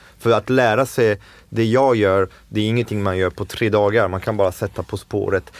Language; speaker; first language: Swedish; non-native, fluent; French